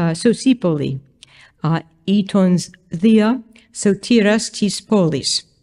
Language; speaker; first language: Greek; non-native, fluent; English